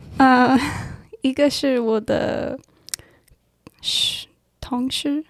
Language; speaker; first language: Chinese; non-native, learner; English